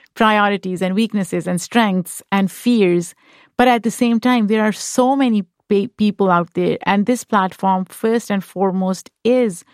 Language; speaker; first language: English; non-native, local second language; Urdu